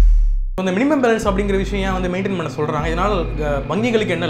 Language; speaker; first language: Tamil; native; Tamil